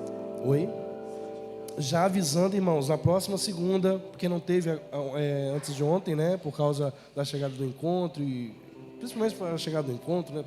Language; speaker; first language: Portuguese; native; Portuguese